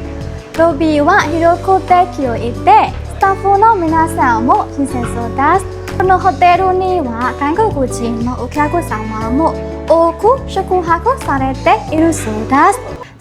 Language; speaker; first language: Japanese; non-native, learner; Burmese